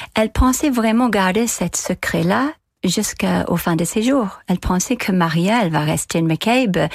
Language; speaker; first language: French; non-native, fluent; English